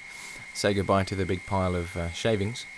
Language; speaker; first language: English; native; English